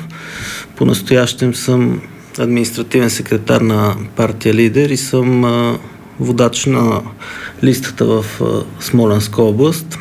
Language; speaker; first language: Bulgarian; native; Bulgarian